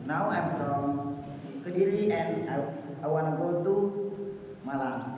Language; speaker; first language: English; non-native, learner; Indonesian